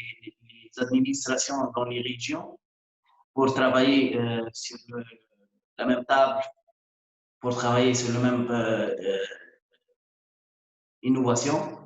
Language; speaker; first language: French; non-native, local second language; Arabic